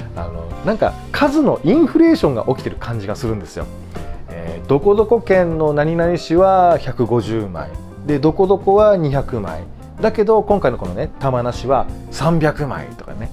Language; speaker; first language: Japanese; native; Japanese